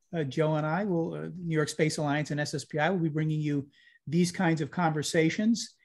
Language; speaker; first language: English; native; English